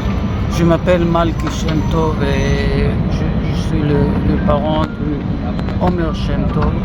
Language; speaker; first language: French; non-native, learner; Hebrew